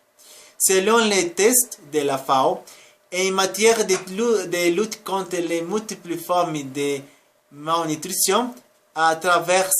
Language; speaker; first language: French; non-native, learner; Spanish